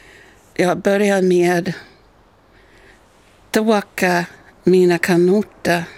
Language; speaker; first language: Swedish; non-native, fluent; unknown